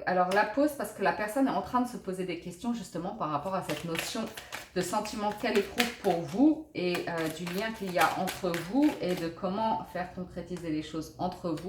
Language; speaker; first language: French; native; French